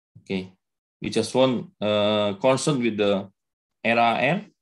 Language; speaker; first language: English; non-native, learner; Indonesian